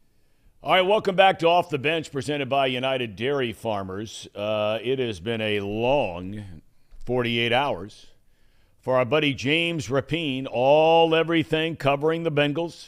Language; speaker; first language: English; native; English